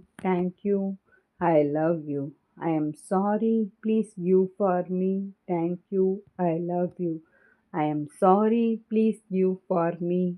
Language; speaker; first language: English; non-native, learner; Tamil